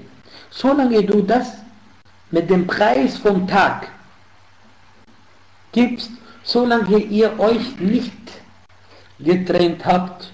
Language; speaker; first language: German; non-native, fluent; Arabic